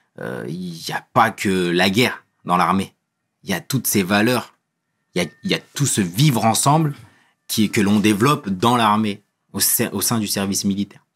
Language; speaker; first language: French; early bilingual, other home language; Kabyle